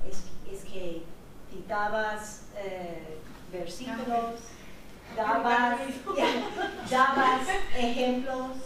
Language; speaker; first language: Spanish; non-native, fluent; English